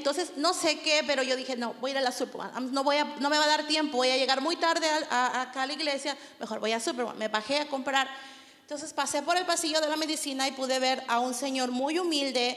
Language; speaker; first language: Spanish; native; Spanish